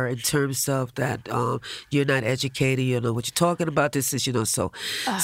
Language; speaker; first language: English; early bilingual, other home language; Spanish